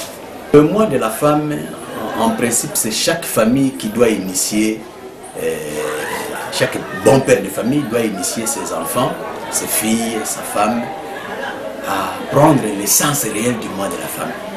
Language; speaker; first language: French; native; French